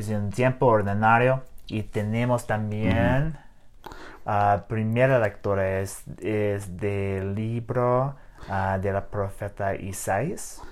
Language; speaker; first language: Spanish; non-native, learner; English